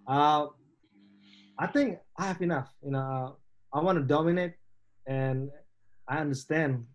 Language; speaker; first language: English; non-native, learner; Indonesian